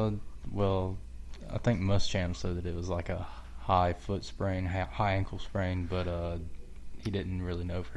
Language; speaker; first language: English; native; English